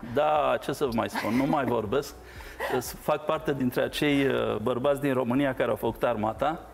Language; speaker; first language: Romanian; native; Romanian